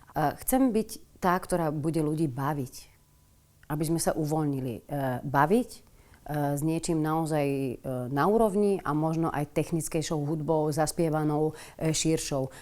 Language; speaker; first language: Slovak; native; Slovak